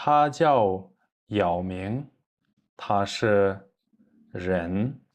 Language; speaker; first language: Chinese; non-native, fluent; Kyrgyz